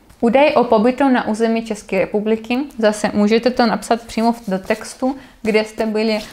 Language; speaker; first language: Czech; non-native, fluent; Russian